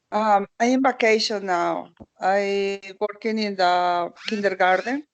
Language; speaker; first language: English; non-native, learner; Spanish